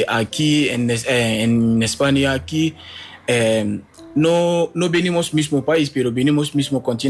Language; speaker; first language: Spanish; non-native, learner; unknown